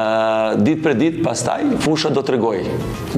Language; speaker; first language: Albanian; non-native, learner; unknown